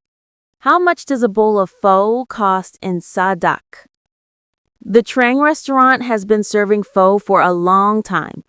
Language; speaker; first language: English; non-native, learner; Vietnamese